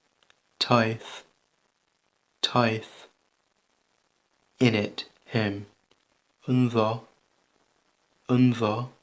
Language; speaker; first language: Welsh; non-native, learner; English